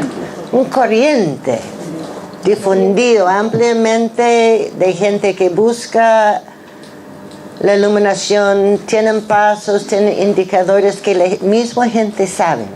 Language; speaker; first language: Spanish; non-native, fluent; English